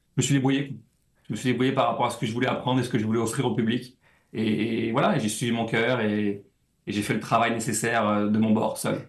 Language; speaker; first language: French; native; French